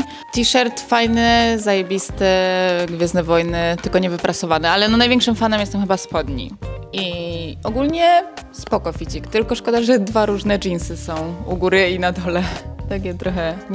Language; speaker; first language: Polish; native; Polish